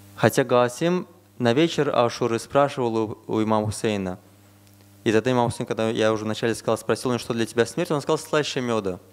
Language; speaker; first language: Russian; non-native, fluent; Azerbaijani